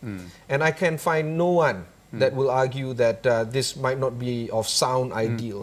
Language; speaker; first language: English; non-native, local second language; Malay